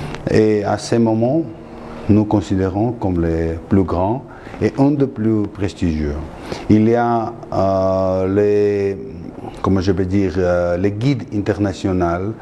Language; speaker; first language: French; non-native, fluent; Georgian